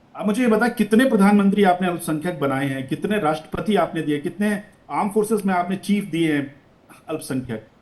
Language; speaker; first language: Hindi; native; Hindi